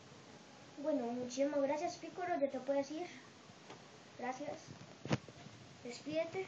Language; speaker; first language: Spanish; native; Spanish